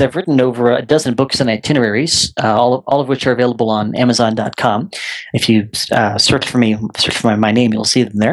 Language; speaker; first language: English; native; English